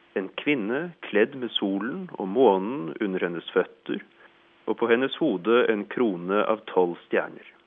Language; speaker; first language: Norwegian; native; Norwegian